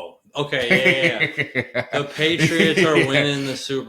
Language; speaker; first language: English; native; English